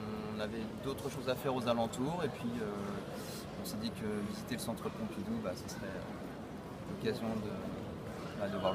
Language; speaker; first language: French; native; French